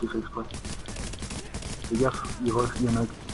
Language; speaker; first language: French; native; French